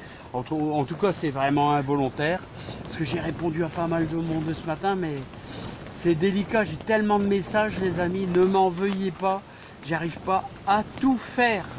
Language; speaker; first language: French; native; French